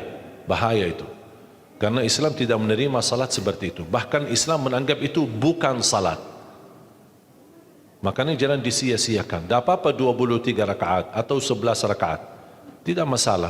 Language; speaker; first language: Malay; non-native, fluent; Arabic